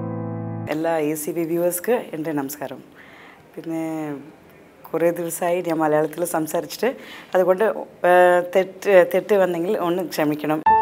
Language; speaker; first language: Malayalam; non-native, local second language; Tamil